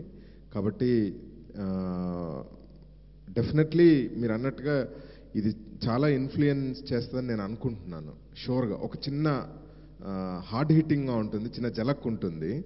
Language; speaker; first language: Telugu; native; Telugu